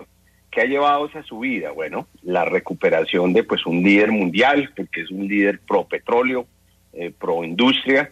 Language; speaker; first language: Spanish; native; Spanish